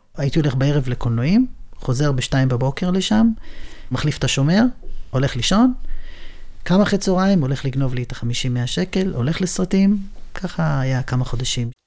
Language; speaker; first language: Hebrew; native; Hebrew